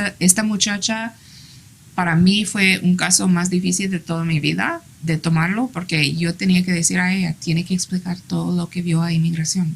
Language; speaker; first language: Spanish; early bilingual, heritage; English